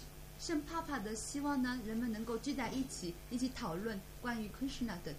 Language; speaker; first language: Chinese; native; Chinese